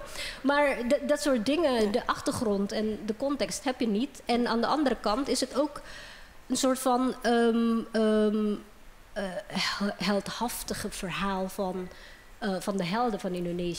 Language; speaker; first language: Dutch; non-native, fluent; Indonesian